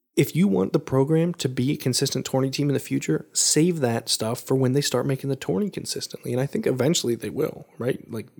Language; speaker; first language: English; native; English